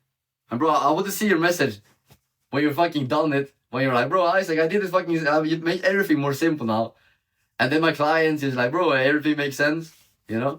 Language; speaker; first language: English; non-native, fluent; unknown